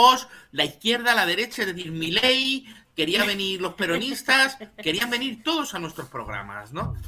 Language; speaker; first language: Spanish; native; Spanish